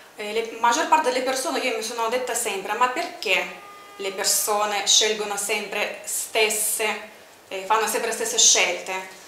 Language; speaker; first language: Italian; non-native, fluent; Russian